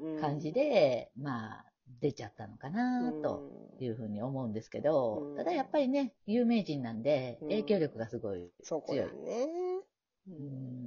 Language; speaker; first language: Japanese; native; Japanese